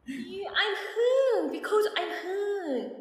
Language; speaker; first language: English; non-native, learner; Korean